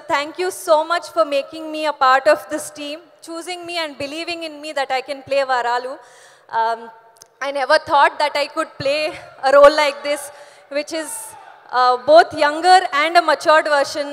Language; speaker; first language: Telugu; non-native, learner; Kannada